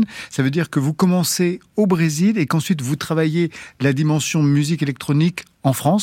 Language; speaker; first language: French; native; French